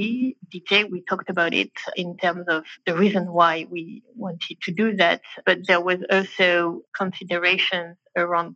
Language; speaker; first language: English; non-native, fluent; French